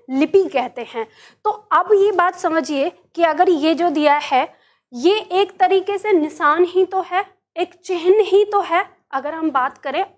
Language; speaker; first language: Hindi; native; Hindi